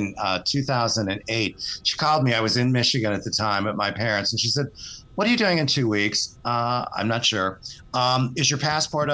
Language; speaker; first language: English; native; English